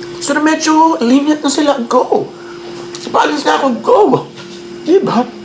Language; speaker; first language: Filipino; native; Filipino